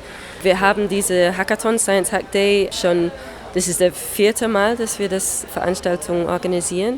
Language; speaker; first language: German; non-native, fluent; English